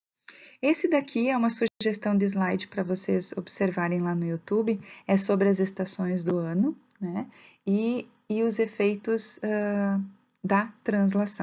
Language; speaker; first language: Portuguese; native; Portuguese